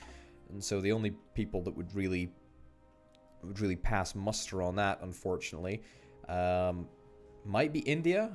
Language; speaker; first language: English; native; English